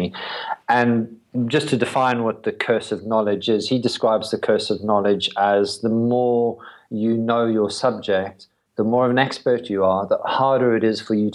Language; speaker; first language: English; native; English